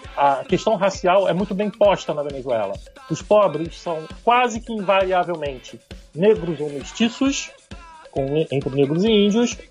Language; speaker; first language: Portuguese; native; Portuguese